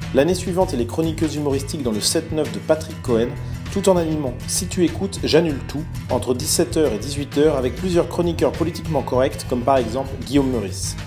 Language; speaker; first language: French; native; French